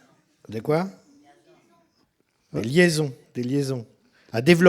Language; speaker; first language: French; native; French